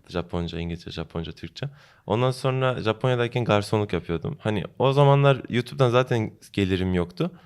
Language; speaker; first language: Turkish; early bilingual, heritage; Turkish